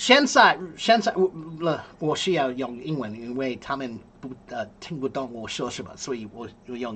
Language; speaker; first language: Chinese; non-native, learner; English